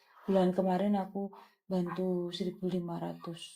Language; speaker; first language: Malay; non-native, local second language; Javanese